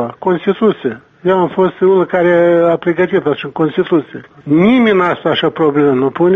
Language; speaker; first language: Romanian; non-native, local second language; Gagauz